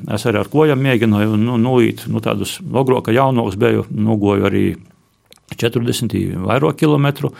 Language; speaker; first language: Latvian; native; Latvian